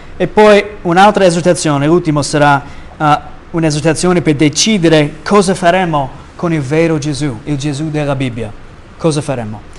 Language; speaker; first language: Italian; non-native, fluent; English